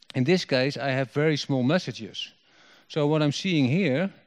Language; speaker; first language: English; non-native, fluent; Dutch